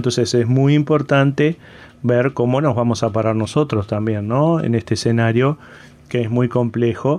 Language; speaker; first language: Spanish; native; Spanish